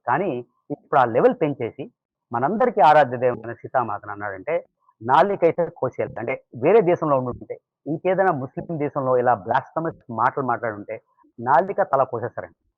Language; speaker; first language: Telugu; native; Telugu